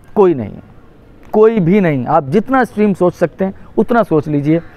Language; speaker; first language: Urdu; non-native, local second language; Punjabi